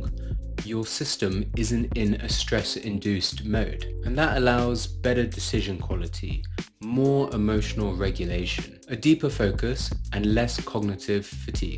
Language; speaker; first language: English; native; English